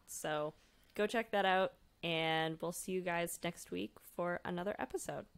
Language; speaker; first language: English; native; English